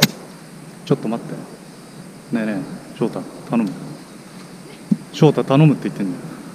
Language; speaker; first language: Japanese; native; Japanese